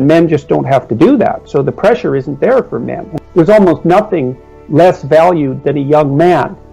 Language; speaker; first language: English; native; English